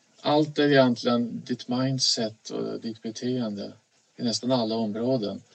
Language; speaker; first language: Swedish; native; Swedish